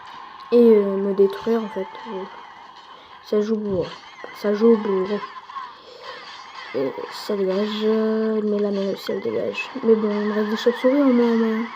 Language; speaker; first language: French; native; French